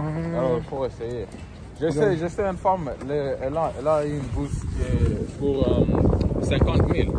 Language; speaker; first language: French; early bilingual, heritage; French